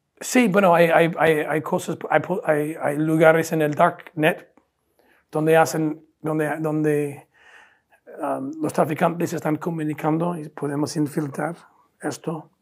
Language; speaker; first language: Spanish; non-native, fluent; English